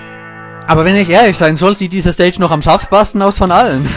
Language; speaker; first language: German; native; German